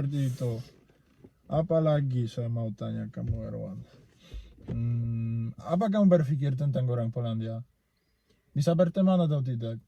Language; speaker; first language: Indonesian; non-native, learner; Polish